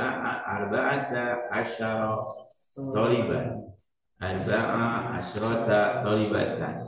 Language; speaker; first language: Arabic; non-native, learner; Indonesian